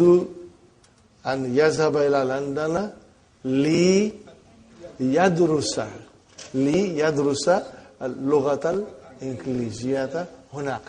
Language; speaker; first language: Arabic; non-native, fluent; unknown